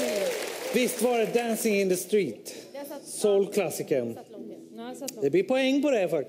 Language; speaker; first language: Swedish; native; Swedish